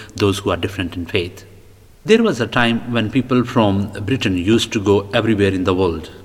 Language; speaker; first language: English; non-native, local second language; Punjabi